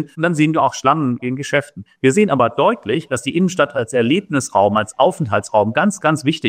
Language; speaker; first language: German; native; German